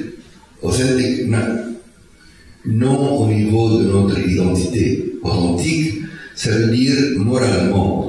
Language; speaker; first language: French; non-native, fluent; Arabic